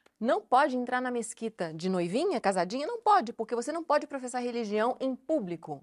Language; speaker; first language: Portuguese; native; Portuguese